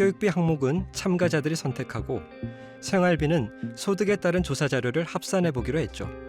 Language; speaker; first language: Korean; native; Korean